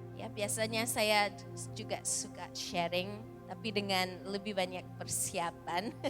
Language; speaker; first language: Indonesian; early bilingual, heritage; Indonesian